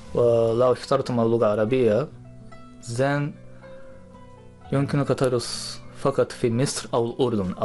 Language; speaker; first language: Arabic; non-native, learner; Japanese